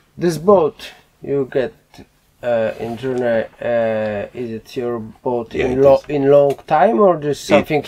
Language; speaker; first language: English; non-native, learner; Polish